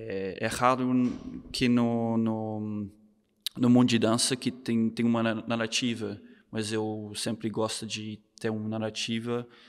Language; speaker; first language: Portuguese; non-native, fluent; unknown